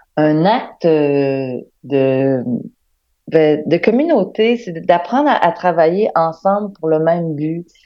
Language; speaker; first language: French; native; French